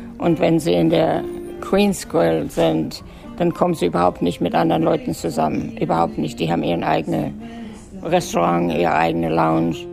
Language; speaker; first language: German; native; German